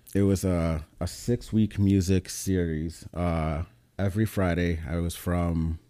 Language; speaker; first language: English; native; English